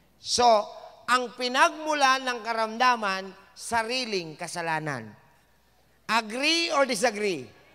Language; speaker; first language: Filipino; native; Filipino